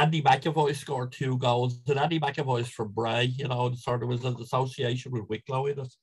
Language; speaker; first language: English; native; English